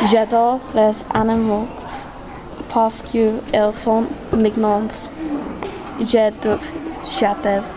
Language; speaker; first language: French; non-native, learner; English